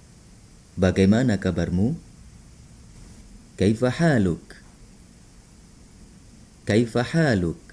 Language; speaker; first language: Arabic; non-native, local second language; Indonesian